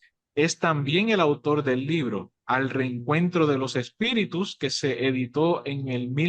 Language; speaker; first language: Spanish; native; Spanish